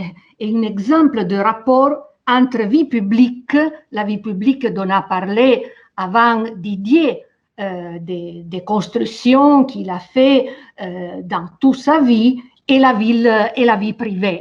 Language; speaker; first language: French; non-native, fluent; Italian